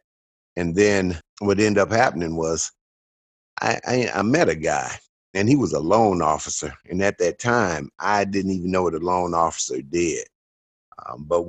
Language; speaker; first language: English; native; English